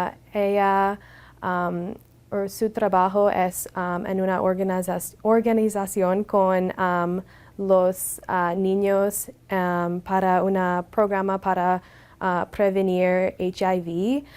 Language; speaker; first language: Spanish; non-native, learner; English